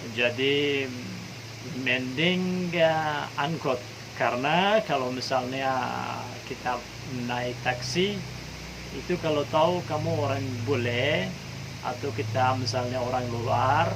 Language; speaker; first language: Indonesian; non-native, fluent; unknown